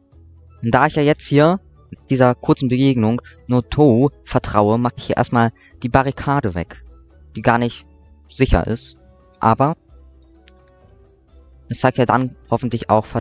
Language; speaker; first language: German; native; German